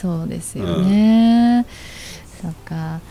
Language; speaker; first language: Japanese; native; Japanese